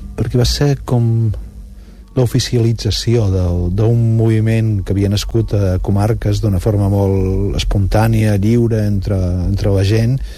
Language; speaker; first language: Catalan; native; Catalan